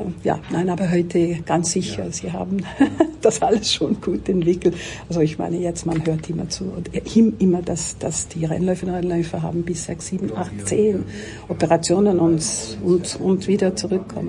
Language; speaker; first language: German; non-native, local second language; French